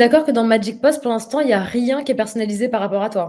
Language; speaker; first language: French; native; French